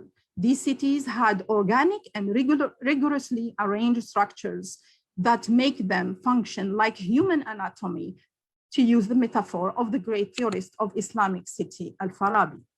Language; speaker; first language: English; non-native, local second language; Arabic